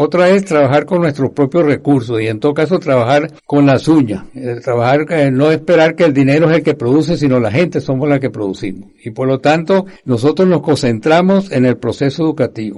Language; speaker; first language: Spanish; native; Spanish